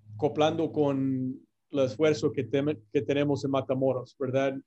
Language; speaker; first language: Spanish; non-native, fluent; English